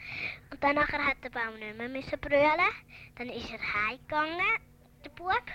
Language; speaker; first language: German; early bilingual, other home language; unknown